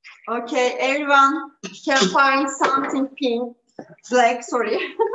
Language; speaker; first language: English; non-native, fluent; Turkish